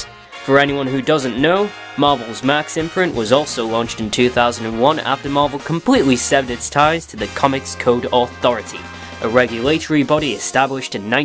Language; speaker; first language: English; native; English